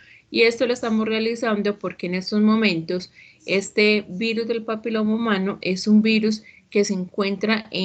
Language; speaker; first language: Spanish; native; Spanish